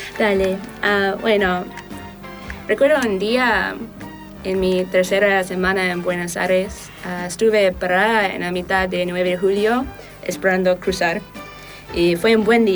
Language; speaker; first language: Spanish; non-native, fluent; English